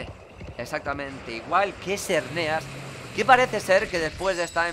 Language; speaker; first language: Spanish; native; Spanish